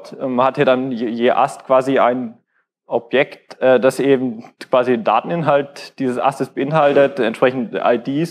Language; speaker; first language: German; native; German